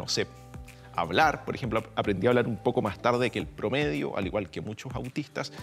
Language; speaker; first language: Spanish; native; Spanish